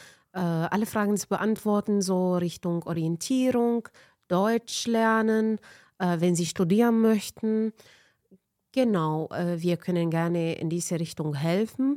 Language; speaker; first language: German; non-native, fluent; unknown